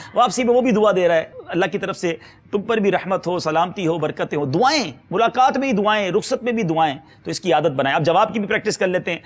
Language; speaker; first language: Urdu; native; Urdu